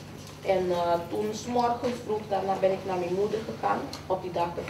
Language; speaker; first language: Dutch; non-native, fluent; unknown